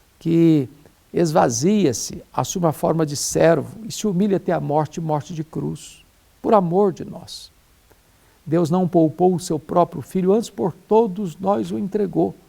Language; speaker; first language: Portuguese; native; Portuguese